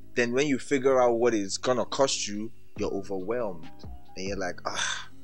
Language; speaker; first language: English; non-native, local second language; Yoruba